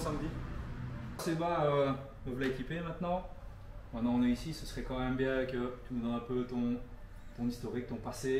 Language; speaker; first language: French; native; French